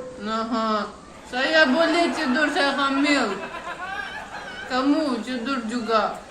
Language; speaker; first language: Indonesian; non-native, learner; Russian